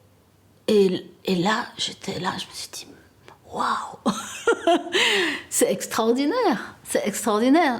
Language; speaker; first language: French; early bilingual, other home language; Italian